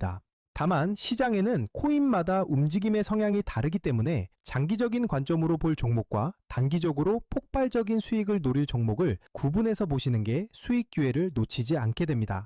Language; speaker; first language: Korean; native; Korean